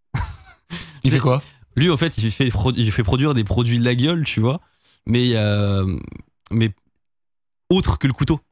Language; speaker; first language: French; native; French